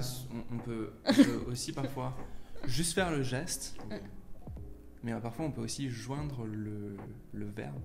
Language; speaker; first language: French; native; French